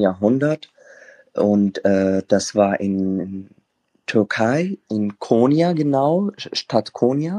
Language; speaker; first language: German; non-native, fluent; Arabic